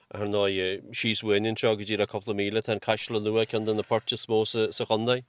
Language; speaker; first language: Irish; native; Irish